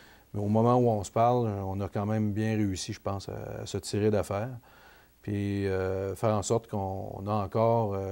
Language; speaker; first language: French; native; French